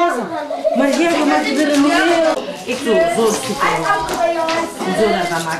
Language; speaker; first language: Dutch; non-native, local second language; French